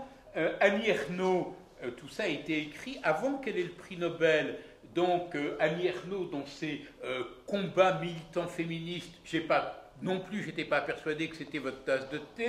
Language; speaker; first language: French; native; French